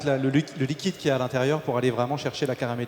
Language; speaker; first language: French; native; French